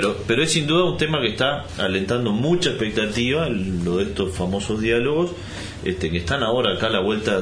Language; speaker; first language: Spanish; native; Spanish